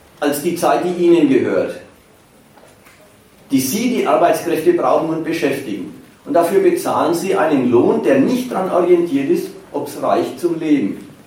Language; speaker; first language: German; native; German